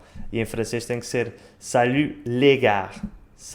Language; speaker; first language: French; non-native, fluent; Portuguese